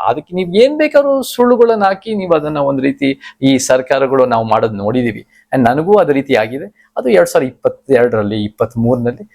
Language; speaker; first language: Kannada; early bilingual, heritage; Kannada